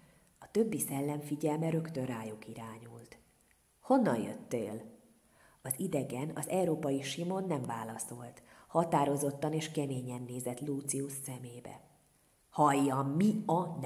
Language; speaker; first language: Hungarian; native; Hungarian